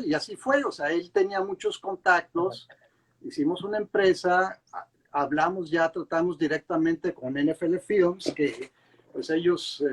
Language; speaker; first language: Spanish; native; Spanish